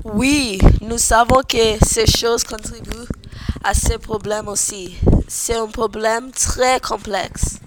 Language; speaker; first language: French; non-native, learner; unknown